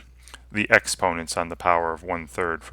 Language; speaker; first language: English; native; English